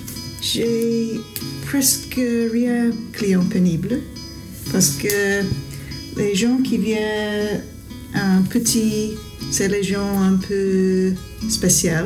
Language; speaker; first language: French; non-native, learner; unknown